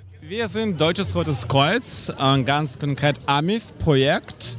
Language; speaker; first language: German; non-native, fluent; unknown